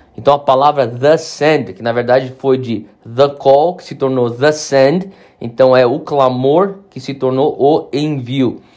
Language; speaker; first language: Portuguese; native; Portuguese